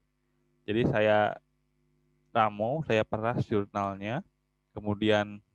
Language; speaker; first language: Indonesian; native; Indonesian